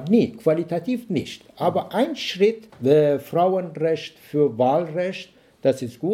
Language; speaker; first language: German; non-native, learner; Persian